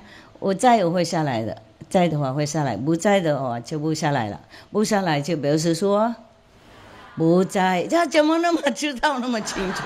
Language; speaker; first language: Chinese; non-native, fluent; Vietnamese